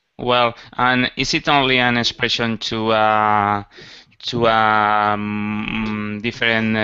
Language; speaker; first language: English; non-native, learner; Spanish